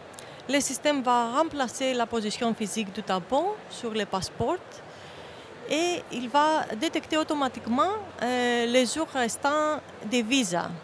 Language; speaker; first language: French; non-native, fluent; Greek